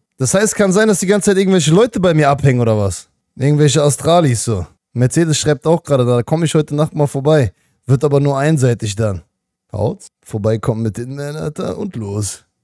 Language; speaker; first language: German; native; German